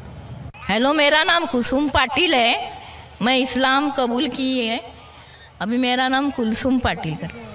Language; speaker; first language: Hindi; non-native, local second language; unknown